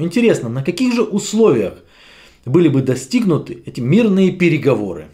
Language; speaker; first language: Russian; native; Russian